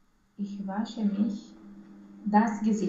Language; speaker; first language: German; non-native, learner; Romanian